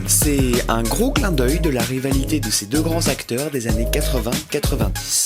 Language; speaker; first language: French; native; French